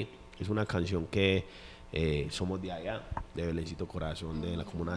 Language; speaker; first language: Spanish; native; Spanish